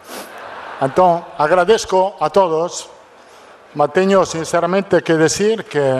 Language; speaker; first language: Portuguese; non-native, fluent; Italian